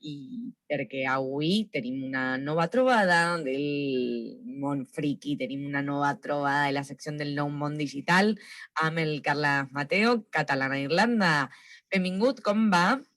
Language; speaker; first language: Catalan; non-native, local second language; Spanish